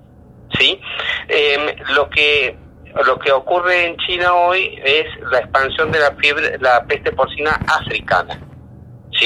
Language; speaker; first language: Spanish; native; Spanish